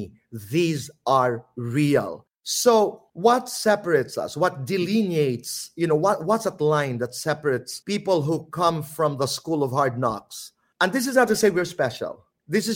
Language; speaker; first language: English; non-native, local second language; Filipino